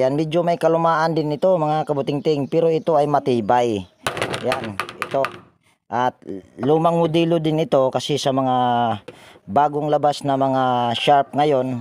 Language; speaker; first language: Filipino; native; Filipino